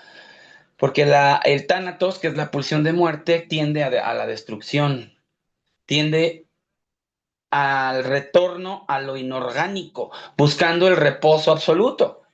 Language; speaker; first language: Spanish; native; Spanish